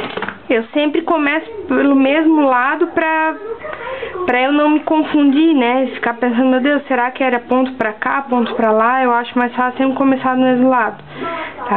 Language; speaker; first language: Portuguese; native; Portuguese